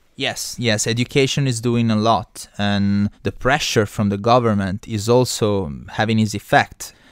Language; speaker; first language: English; non-native, fluent; Italian